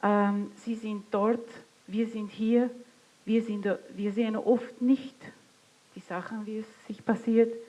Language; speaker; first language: German; non-native, fluent; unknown